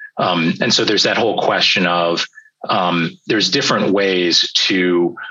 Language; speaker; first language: English; native; English